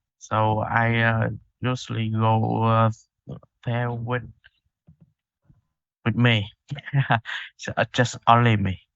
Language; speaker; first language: English; non-native, learner; Vietnamese